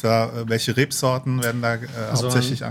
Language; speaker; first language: German; native; German